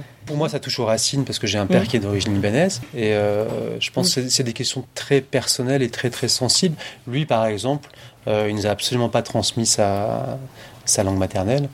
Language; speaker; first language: French; native; French